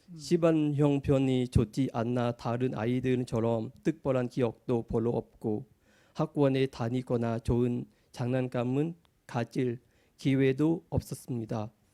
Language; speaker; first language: Korean; non-native, fluent; Thai